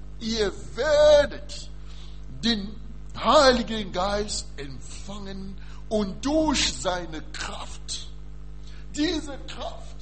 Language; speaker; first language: German; non-native, learner; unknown